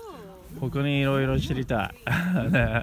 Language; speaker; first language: Japanese; non-native, fluent; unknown